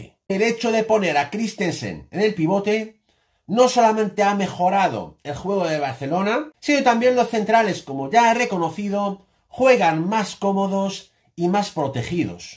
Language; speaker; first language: Spanish; native; Spanish